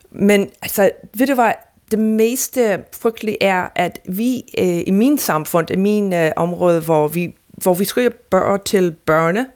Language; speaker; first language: Danish; non-native, fluent; English